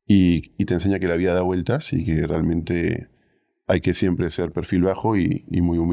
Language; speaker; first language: Spanish; native; Spanish